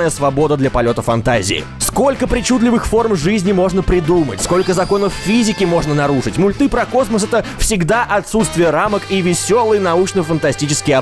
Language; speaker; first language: Russian; native; Russian